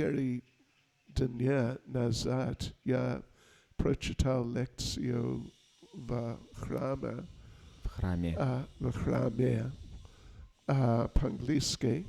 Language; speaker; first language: Russian; non-native, learner; English